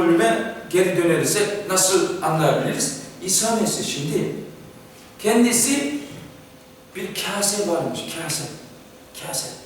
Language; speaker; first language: Turkish; non-native, fluent; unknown